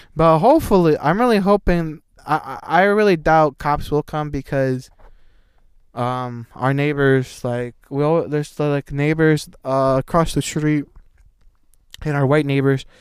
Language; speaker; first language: English; native; English